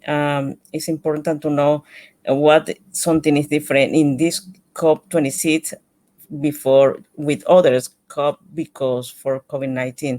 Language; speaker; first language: English; non-native, learner; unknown